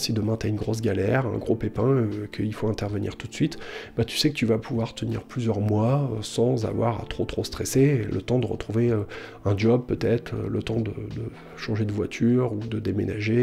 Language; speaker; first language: French; native; French